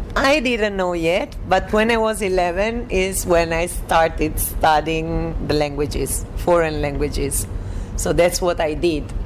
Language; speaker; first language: English; non-native, fluent; Italian